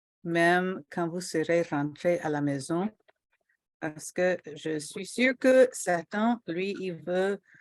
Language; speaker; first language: French; non-native, local second language; Haitian Creole